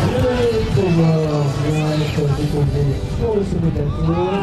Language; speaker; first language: French; native; French